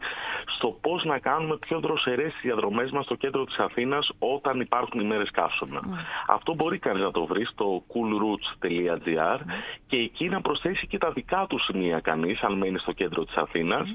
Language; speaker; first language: Greek; native; Greek